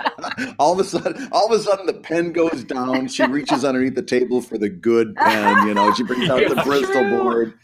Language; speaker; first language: English; native; English